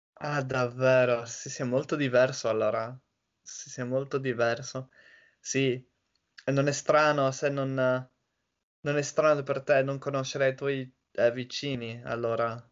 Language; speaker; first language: Italian; non-native, fluent; English